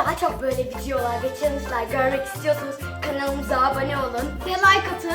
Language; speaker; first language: Turkish; early bilingual, heritage; Turkish